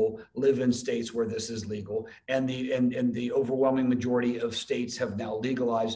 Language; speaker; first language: English; native; English